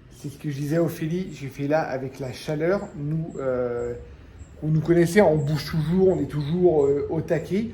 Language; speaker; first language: French; native; French